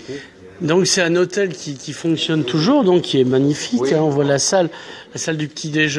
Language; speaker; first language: French; native; French